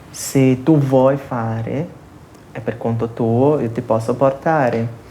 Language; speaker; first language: Italian; non-native, fluent; Portuguese